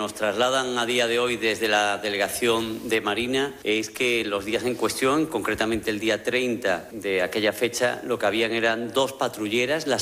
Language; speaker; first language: Spanish; native; Spanish